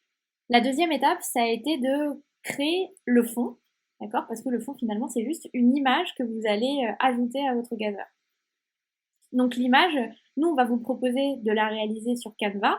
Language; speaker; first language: French; native; French